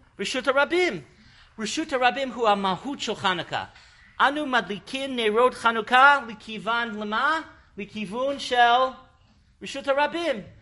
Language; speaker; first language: Hebrew; non-native, fluent; English